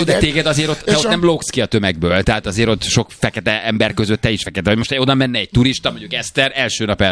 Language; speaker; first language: Hungarian; native; Hungarian